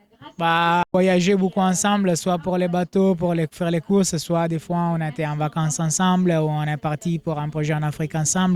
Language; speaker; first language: French; non-native, fluent; Italian